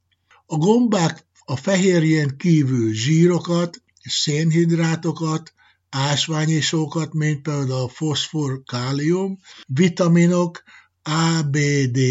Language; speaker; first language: Hungarian; native; Hungarian